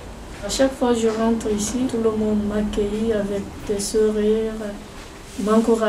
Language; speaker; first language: French; non-native, fluent; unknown